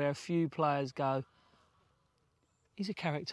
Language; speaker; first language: English; native; English